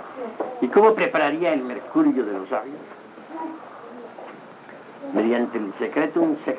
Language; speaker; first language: Spanish; native; Spanish